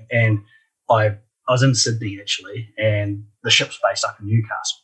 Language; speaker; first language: English; native; English